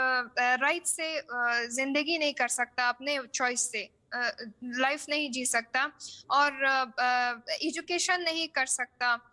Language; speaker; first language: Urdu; non-native, fluent; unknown